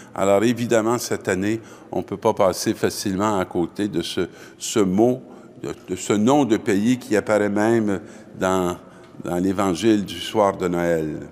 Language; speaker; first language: French; native; French